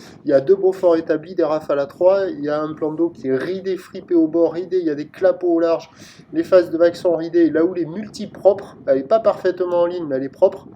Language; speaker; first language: French; native; French